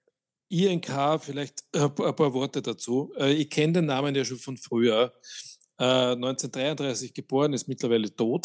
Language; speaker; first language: German; native; German